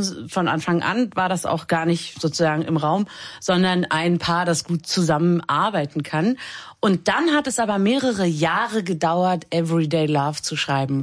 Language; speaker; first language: German; native; German